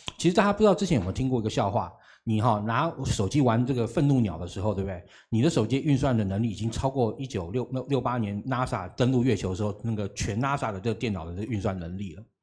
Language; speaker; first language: Chinese; native; Chinese